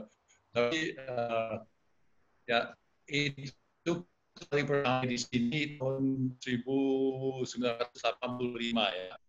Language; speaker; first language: Indonesian; non-native, fluent; English